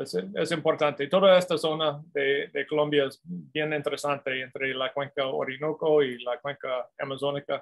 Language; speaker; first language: Spanish; non-native, fluent; English